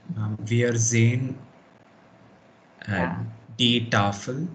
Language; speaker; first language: German; non-native, learner; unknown